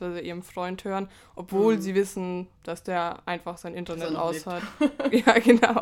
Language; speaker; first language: German; native; German